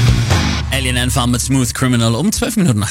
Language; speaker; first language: German; native; German